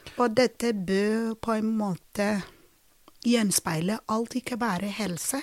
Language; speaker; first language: Norwegian; non-native, fluent; Ibibio